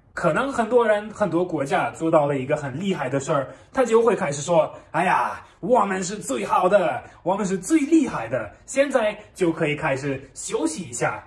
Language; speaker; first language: Chinese; non-native, fluent; German